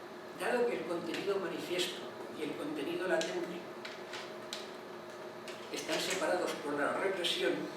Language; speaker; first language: Spanish; native; Spanish